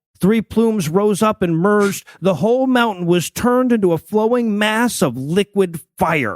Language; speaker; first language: English; native; English